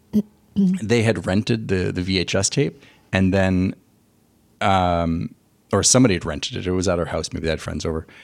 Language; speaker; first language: English; native; English